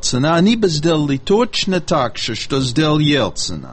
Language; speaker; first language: Russian; non-native, fluent; English